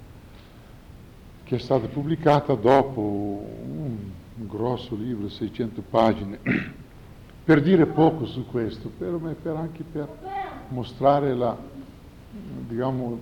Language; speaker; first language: Italian; non-native, fluent; Portuguese